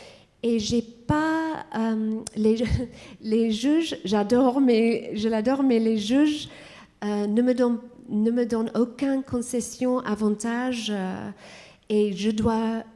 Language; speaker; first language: French; non-native, fluent; English